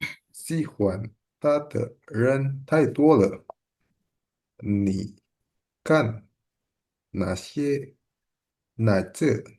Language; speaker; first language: Chinese; non-native, learner; Indonesian